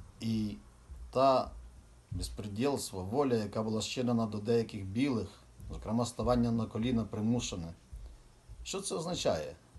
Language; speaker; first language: Ukrainian; native; Ukrainian